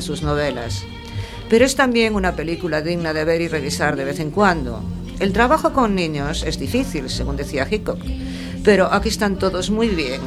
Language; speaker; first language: Spanish; native; Spanish